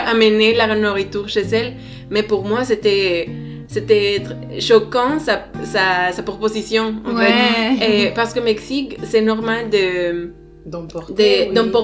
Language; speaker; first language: French; non-native, learner; Spanish